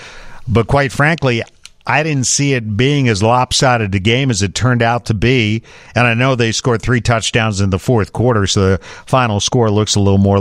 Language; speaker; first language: English; native; English